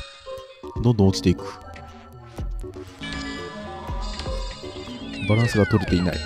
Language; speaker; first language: Japanese; native; Japanese